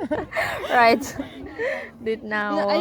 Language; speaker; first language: English; non-native, learner; Indonesian